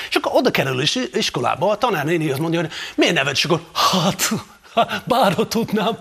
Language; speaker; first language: Hungarian; non-native, fluent; English